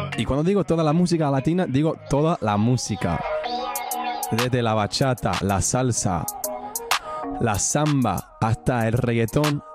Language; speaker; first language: Spanish; non-native, fluent; English